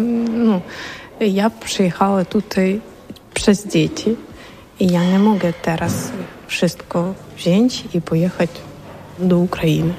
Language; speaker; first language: Polish; non-native, learner; Ukrainian